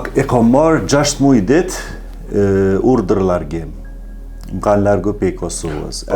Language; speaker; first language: Albanian; non-native, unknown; Turkish